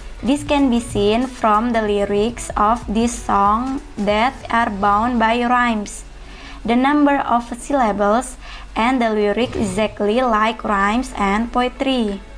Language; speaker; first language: English; non-native, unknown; Indonesian